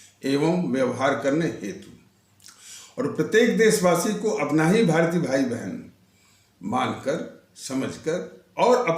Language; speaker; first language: Hindi; native; Hindi